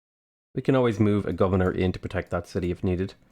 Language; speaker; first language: English; native; English